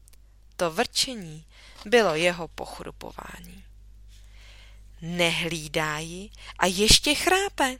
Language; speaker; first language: Czech; native; Czech